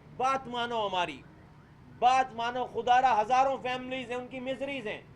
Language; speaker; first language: Urdu; native; Urdu